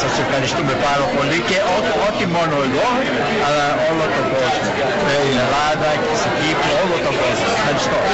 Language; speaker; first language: Greek; early bilingual, heritage; English